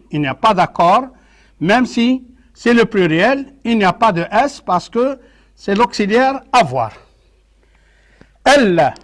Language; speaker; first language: French; non-native, local second language; Arabic